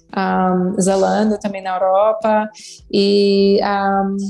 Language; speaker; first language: Portuguese; non-native, fluent; English